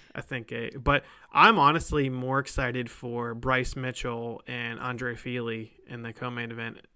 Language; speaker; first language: English; native; English